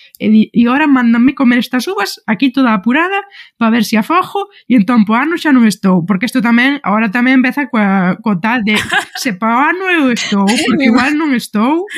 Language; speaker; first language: Galician; native; Galician